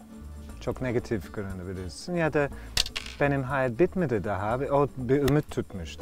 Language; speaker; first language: Turkish; non-native, learner; English